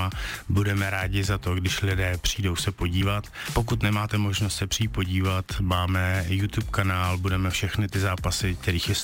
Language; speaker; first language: Czech; native; Czech